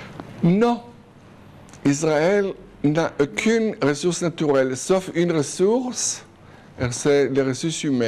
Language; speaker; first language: French; non-native, fluent; Hebrew